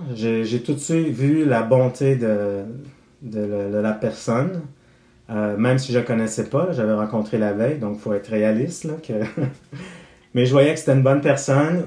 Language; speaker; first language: French; native; French